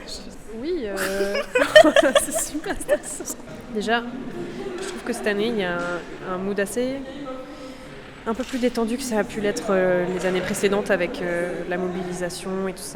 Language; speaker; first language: French; native; French